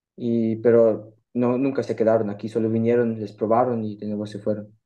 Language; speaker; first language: Spanish; early bilingual, heritage; German